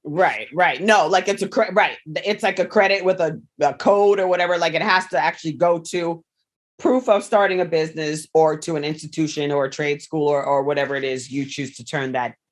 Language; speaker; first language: English; native; English